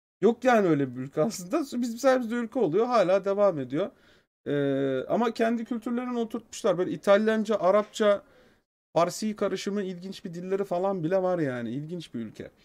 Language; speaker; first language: Turkish; native; Turkish